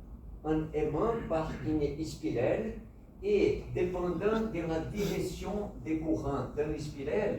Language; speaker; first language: French; non-native, fluent; Portuguese